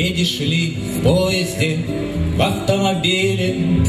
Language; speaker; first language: Russian; native; Russian